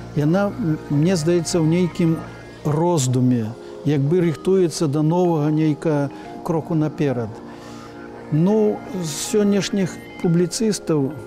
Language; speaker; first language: Belarusian; native; Belarusian